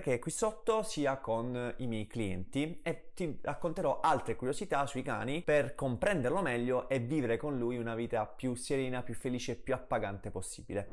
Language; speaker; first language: Italian; native; Italian